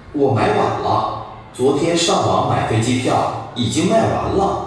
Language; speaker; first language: Chinese; non-native, learner; Vietnamese